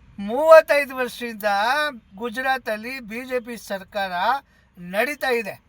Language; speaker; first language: Kannada; non-native, local second language; Gujarati